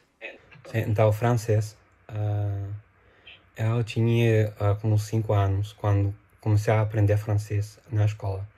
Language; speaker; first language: Portuguese; non-native, fluent; English